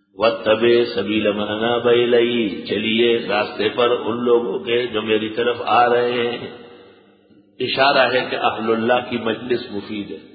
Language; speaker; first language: Urdu; non-native, local second language; Pashto